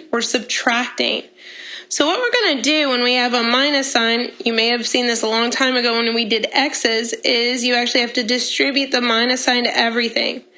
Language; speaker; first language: English; native; English